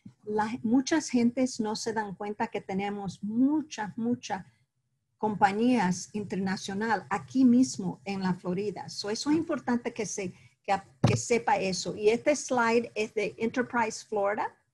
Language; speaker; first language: Spanish; early bilingual, heritage; Spanish